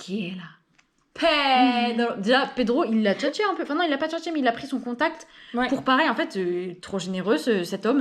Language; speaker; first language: French; native; French